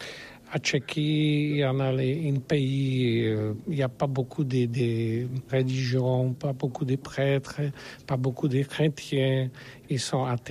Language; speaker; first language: French; non-native, learner; Polish